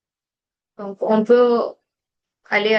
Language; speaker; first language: French; non-native, fluent; Hindi